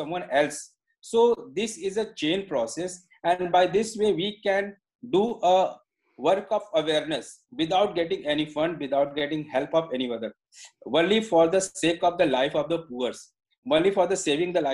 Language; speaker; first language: English; non-native, local second language; Hindi